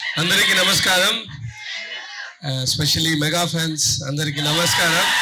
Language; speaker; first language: Telugu; non-native, learner; Tamil